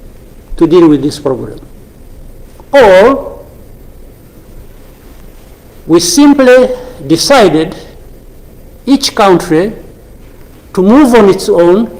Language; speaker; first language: English; non-native, local second language; Kinyarwanda